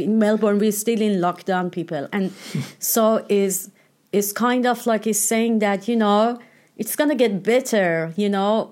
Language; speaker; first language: English; non-native, fluent; Persian